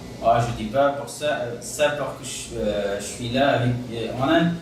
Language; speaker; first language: French; non-native, fluent; Pashto